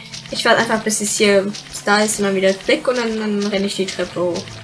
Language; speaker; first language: German; native; German